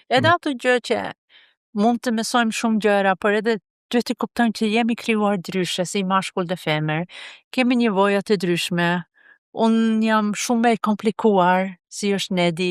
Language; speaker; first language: Albanian; non-native, fluent; English